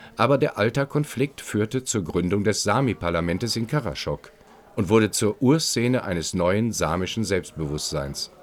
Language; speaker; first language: German; native; German